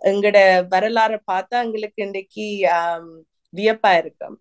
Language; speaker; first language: Tamil; early bilingual, heritage; Tamil